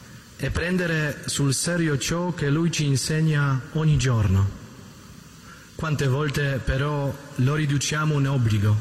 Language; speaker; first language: Italian; native; Italian